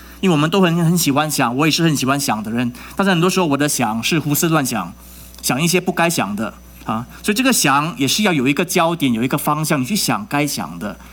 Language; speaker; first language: Chinese; native; Chinese